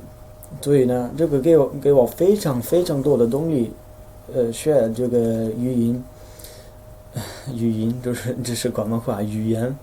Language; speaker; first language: Chinese; non-native, fluent; Dutch